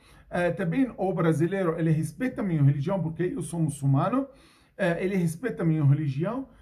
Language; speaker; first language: Portuguese; non-native, learner; Arabic